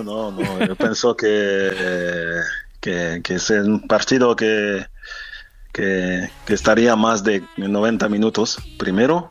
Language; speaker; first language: Spanish; non-native, fluent; French